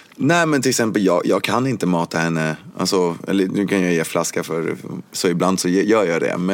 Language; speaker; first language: Swedish; early bilingual, other home language; Spanish